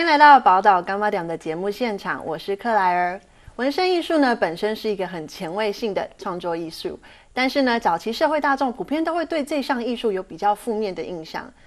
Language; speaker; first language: Chinese; native; Chinese